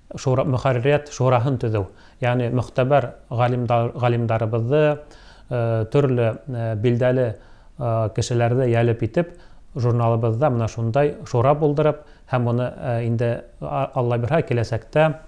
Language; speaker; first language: Tatar; non-native, local second language; Bashkir